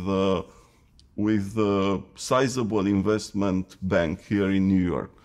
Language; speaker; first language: English; non-native, fluent; Romanian